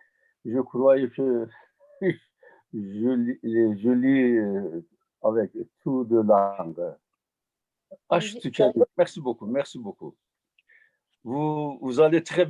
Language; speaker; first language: French; non-native, learner; Turkish